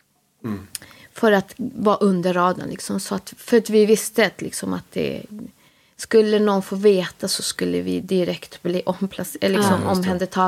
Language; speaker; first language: Swedish; early bilingual, other home language; Spanish